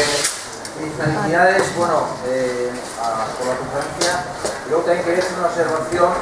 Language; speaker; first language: Spanish; native; Spanish